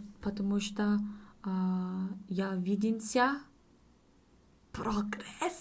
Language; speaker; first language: Russian; non-native, learner; English